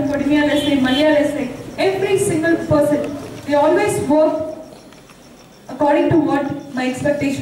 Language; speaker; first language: Telugu; native; Telugu